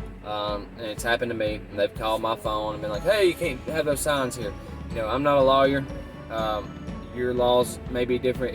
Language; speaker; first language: English; native; English